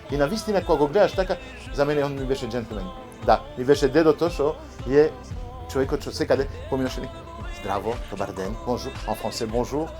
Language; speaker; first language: Macedonian; non-native, fluent; French